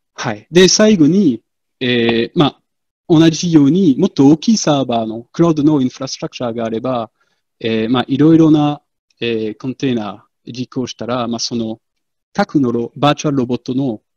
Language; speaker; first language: Japanese; non-native, fluent; French